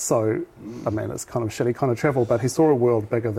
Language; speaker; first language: English; native; English